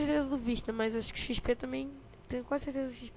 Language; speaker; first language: Portuguese; native; Portuguese